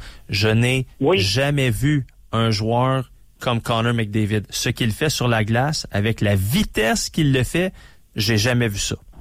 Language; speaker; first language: French; native; French